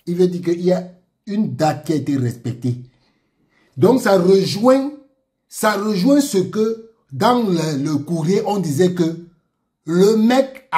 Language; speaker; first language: French; native; French